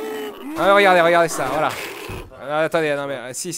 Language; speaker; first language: French; native; French